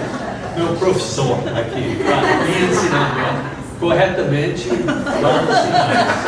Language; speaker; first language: Portuguese; non-native, fluent; English